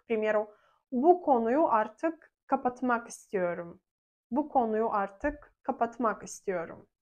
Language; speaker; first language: Turkish; non-native, fluent; Russian